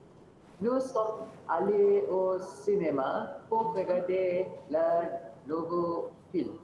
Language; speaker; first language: French; non-native, learner; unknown